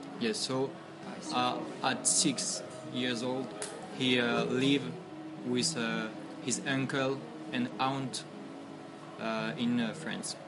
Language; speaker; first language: English; non-native, learner; French